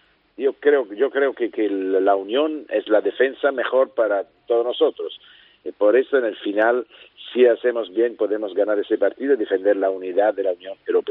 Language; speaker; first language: Spanish; non-native, fluent; Italian